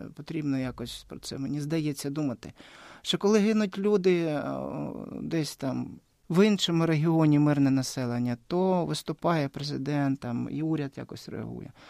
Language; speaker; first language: Ukrainian; non-native, local second language; Russian